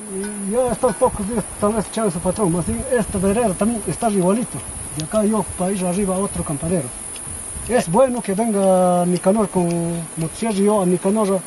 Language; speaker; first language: Spanish; native; Spanish